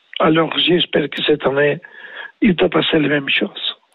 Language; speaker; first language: French; non-native, learner; Spanish